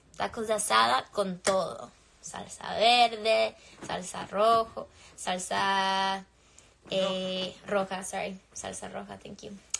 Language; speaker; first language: Spanish; early bilingual, heritage; English